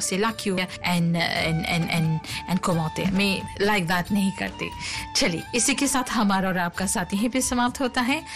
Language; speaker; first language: French; native; French